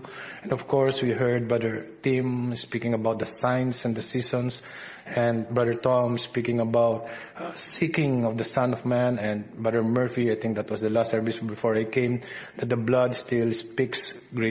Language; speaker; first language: English; non-native, local second language; Filipino